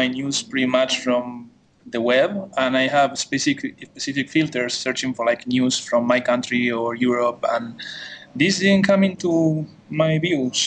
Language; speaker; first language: English; non-native, fluent; Spanish